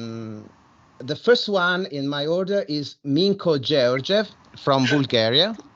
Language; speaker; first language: English; non-native, fluent; Italian